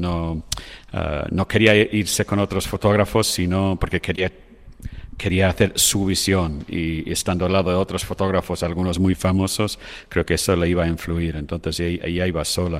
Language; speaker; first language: Spanish; non-native, fluent; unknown